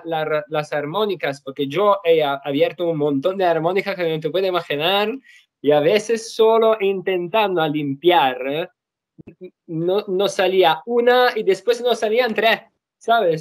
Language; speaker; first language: Spanish; non-native, learner; Italian